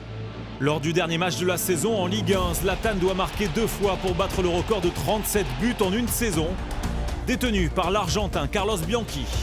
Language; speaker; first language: French; native; French